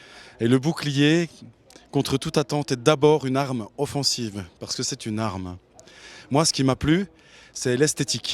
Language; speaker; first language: French; native; French